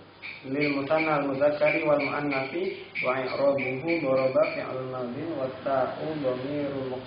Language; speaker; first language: Arabic; non-native, learner; Indonesian